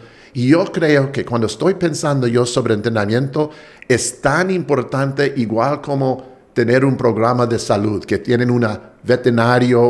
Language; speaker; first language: Spanish; non-native, fluent; English